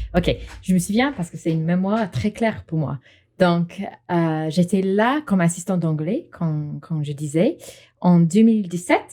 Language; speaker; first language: French; non-native, fluent; English